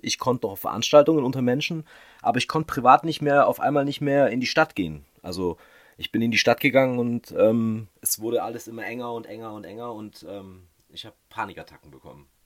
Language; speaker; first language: German; native; German